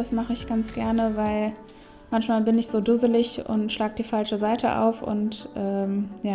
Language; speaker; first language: German; native; German